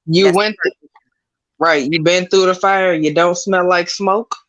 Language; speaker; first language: English; native; English